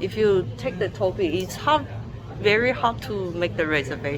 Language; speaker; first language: English; non-native, learner; Chinese